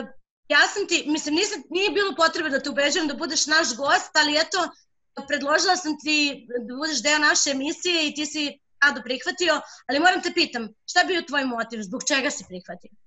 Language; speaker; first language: Serbian; native; Serbian